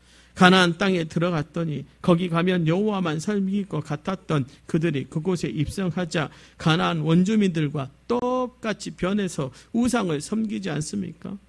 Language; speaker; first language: Korean; native; Korean